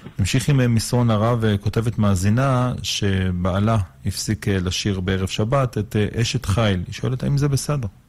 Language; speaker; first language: Hebrew; native; Hebrew